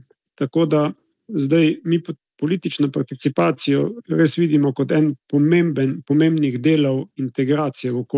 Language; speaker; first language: Slovenian; native; Slovenian